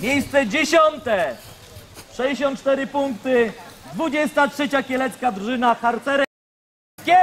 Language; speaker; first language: Polish; native; Polish